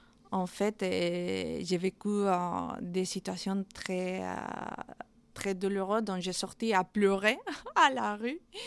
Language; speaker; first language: French; non-native, fluent; Spanish